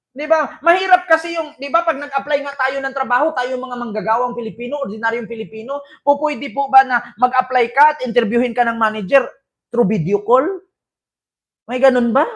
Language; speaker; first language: Filipino; non-native, local second language; Cebuano